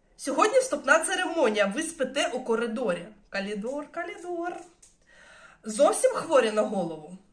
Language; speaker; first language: Ukrainian; non-native, local second language; Russian